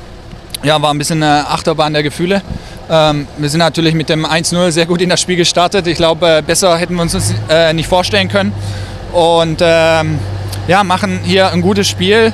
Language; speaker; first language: German; native; German